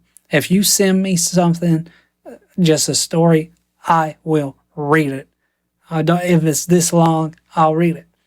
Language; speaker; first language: English; native; English